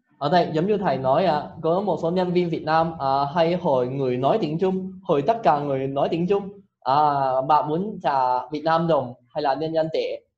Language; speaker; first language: Vietnamese; non-native, fluent; Cantonese